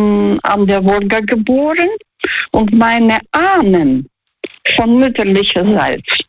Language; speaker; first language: German; early bilingual, heritage; Russian